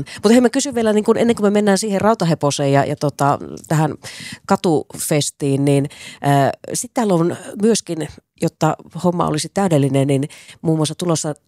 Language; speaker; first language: Finnish; native; Finnish